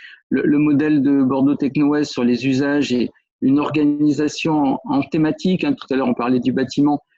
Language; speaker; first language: French; native; French